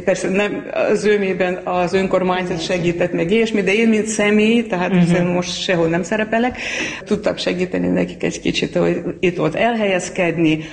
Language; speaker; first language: Hungarian; non-native, fluent; Armenian